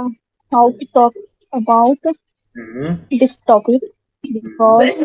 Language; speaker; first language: English; non-native, learner; Hindi